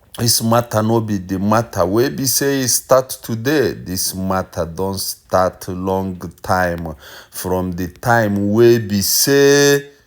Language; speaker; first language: Nigerian Pidgin; non-native, local second language; Igbo